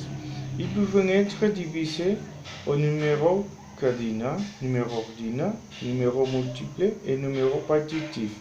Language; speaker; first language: French; non-native, learner; Spanish